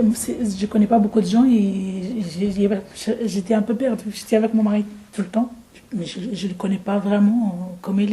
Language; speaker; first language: French; non-native, fluent; Arabic